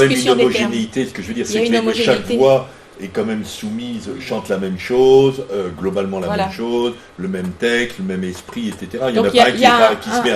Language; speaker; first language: French; native; French